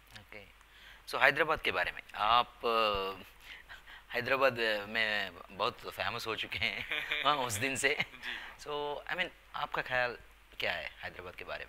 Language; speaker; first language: Hindi; non-native, local second language; Telugu